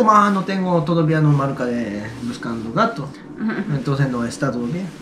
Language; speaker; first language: Spanish; non-native, learner; Japanese